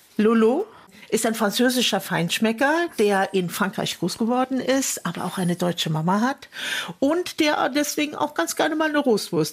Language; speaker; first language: German; native; German